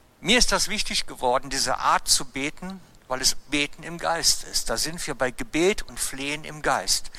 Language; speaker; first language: German; native; German